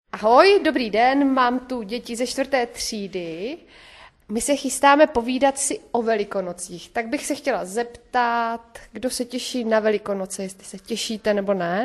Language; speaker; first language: Czech; native; Czech